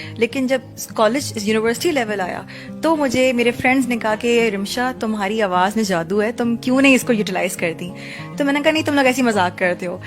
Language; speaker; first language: Urdu; native; Urdu